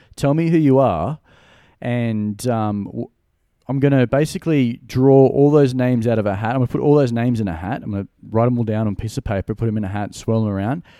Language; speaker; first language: English; native; English